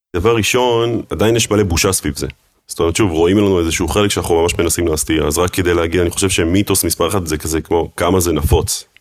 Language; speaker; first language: Hebrew; early bilingual, other home language; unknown